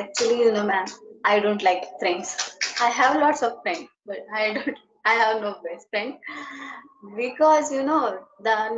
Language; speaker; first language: English; non-native, learner; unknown